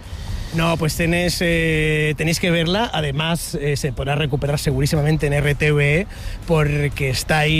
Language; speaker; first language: Spanish; native; Spanish